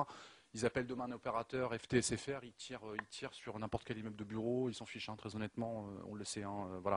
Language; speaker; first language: French; native; French